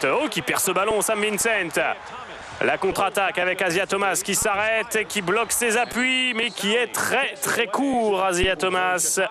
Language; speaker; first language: French; native; French